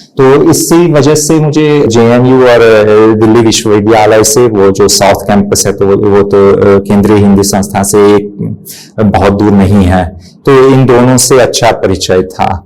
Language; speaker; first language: Hindi; non-native, fluent; Hungarian